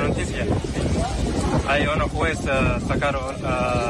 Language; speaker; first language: Spanish; non-native, learner; Arabic